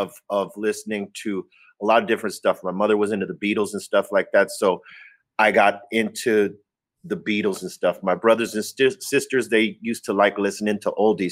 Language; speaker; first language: English; native; English